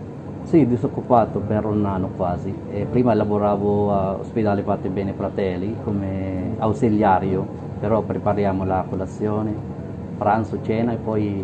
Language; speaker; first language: Italian; non-native, learner; Filipino